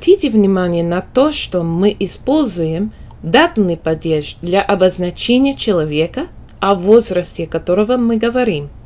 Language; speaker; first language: Russian; non-native, fluent; English